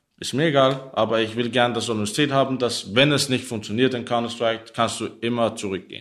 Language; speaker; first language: German; non-native, learner; Danish